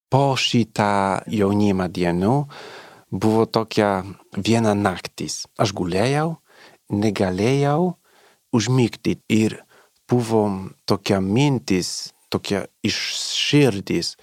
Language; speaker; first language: Lithuanian; non-native, learner; Polish